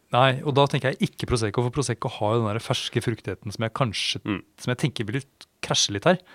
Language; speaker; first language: Norwegian; non-native, fluent; Swedish